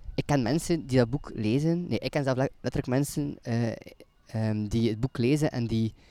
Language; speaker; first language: Dutch; native; Dutch